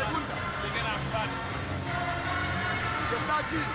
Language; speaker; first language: Spanish; non-native, fluent; Greek